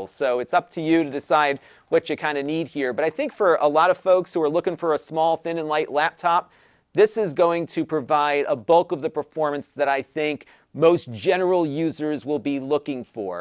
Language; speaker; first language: English; native; English